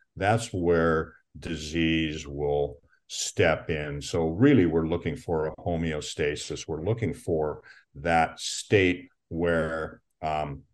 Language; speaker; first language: English; native; English